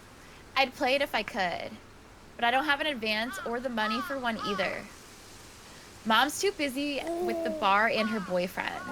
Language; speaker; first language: English; native; English